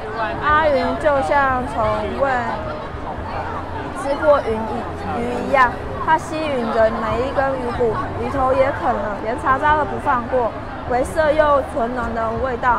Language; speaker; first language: Chinese; native; Chinese